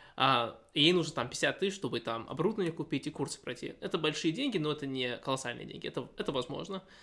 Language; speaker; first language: Russian; early bilingual, heritage; Russian